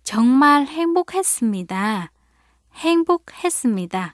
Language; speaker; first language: Korean; non-native, fluent; Vietnamese